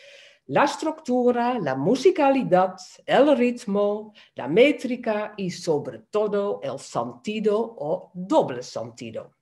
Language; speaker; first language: Spanish; non-native, fluent; Dutch